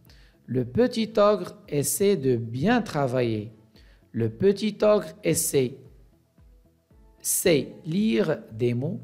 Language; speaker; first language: French; non-native, local second language; Arabic